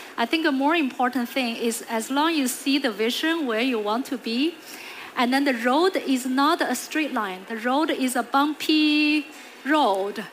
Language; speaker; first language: English; non-native, fluent; Chinese